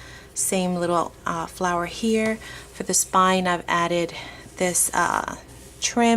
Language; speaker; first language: English; native; English